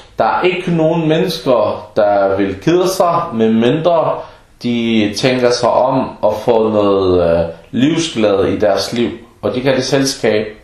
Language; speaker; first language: Danish; early bilingual, other home language; Arabic